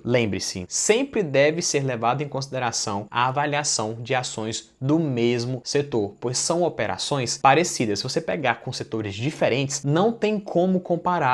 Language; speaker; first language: Portuguese; native; Portuguese